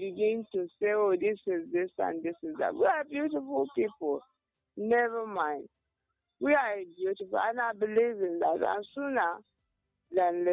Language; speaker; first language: English; non-native, local second language; Igbo